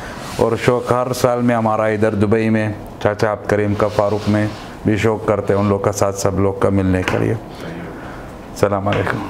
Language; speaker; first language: Hindi; non-native, learner; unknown